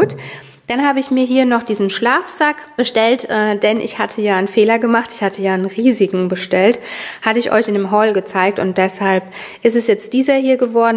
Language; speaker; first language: German; native; German